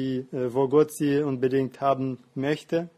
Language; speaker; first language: German; non-native, fluent; Russian